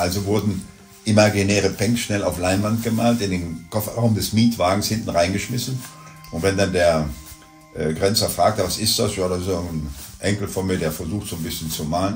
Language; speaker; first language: German; native; German